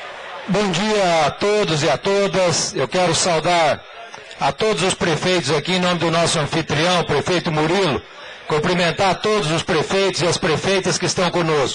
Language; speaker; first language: Portuguese; native; Portuguese